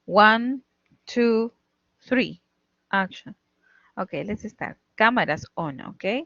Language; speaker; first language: English; non-native, fluent; Spanish